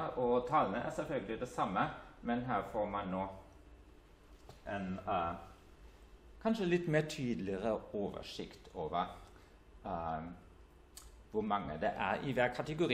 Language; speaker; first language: Norwegian; non-native, fluent; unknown